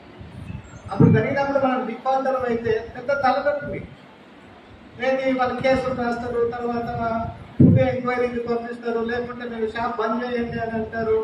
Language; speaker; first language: Telugu; native; Telugu